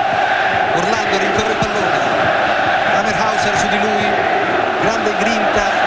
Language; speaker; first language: Italian; native; Italian